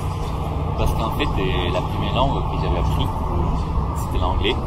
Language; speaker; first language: French; non-native, fluent; Spanish